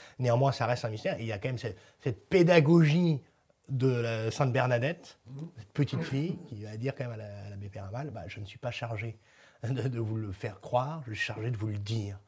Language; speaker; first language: French; native; French